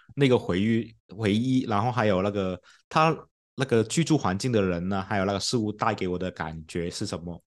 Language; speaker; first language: Chinese; non-native, local second language; Cantonese